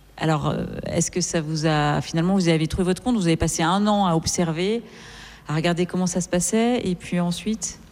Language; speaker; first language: French; native; French